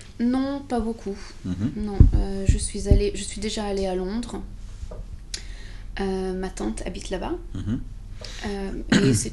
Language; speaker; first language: French; non-native, fluent; English